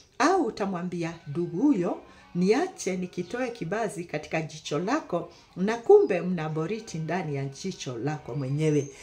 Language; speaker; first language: Swahili; non-native, local second language; Kikuyu